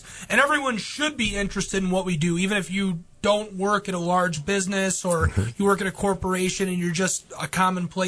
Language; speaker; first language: English; native; English